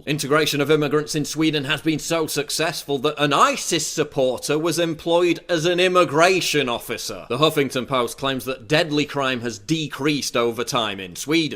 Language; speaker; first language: English; native; English